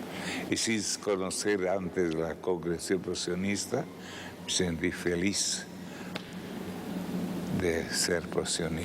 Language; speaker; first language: Spanish; non-native, fluent; Italian